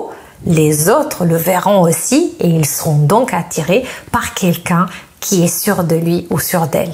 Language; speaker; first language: French; non-native, fluent; Italian